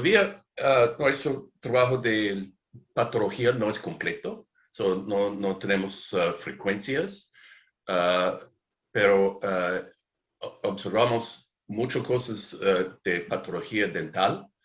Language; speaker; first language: Spanish; non-native, learner; English